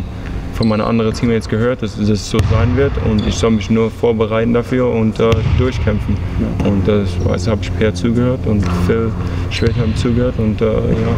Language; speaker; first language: German; early bilingual, heritage; English